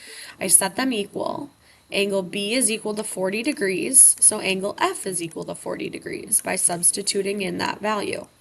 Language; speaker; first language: English; native; English